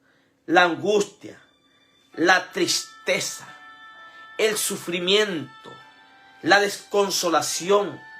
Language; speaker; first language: Spanish; native; Spanish